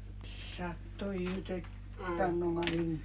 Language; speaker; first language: Japanese; native; Japanese